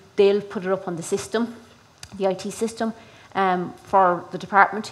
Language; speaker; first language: English; native; English